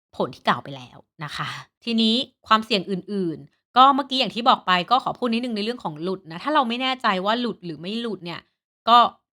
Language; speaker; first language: Thai; native; Thai